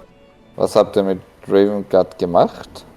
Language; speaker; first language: German; native; German